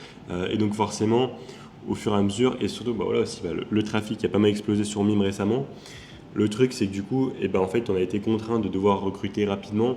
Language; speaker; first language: French; native; French